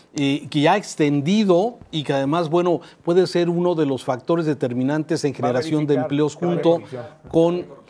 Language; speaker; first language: Spanish; native; Spanish